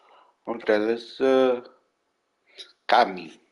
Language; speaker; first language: German; non-native, learner; Vietnamese